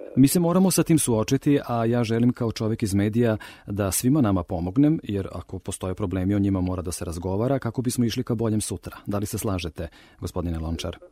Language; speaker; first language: Serbian; native; Serbian